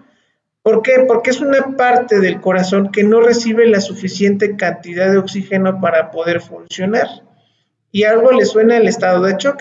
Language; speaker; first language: Spanish; native; Spanish